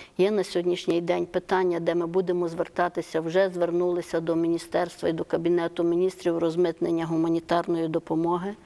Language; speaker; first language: Ukrainian; native; Ukrainian